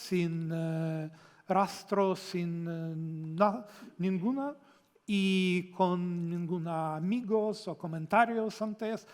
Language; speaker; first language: Spanish; non-native, fluent; Ukrainian